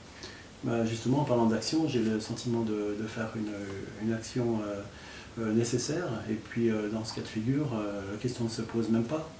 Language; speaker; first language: French; native; French